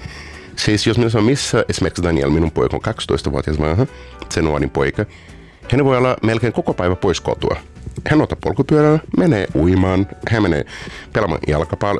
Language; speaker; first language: Finnish; non-native, fluent; Portuguese